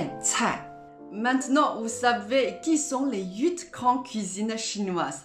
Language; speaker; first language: French; non-native, fluent; Chinese